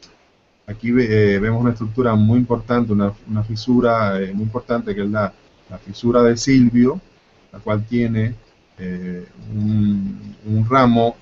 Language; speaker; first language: Spanish; native; Spanish